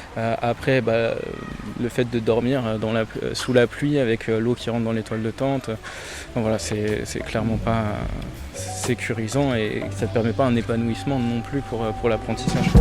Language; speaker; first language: French; native; French